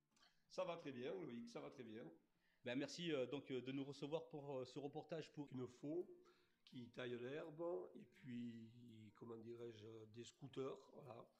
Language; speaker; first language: French; native; French